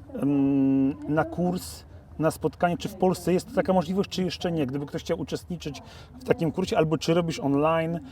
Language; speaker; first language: Polish; native; Polish